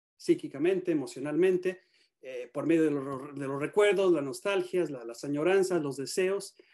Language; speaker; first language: Spanish; native; Spanish